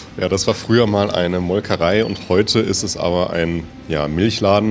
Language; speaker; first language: German; native; German